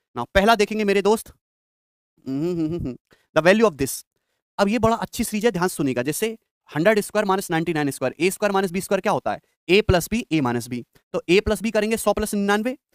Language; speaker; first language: Hindi; native; Hindi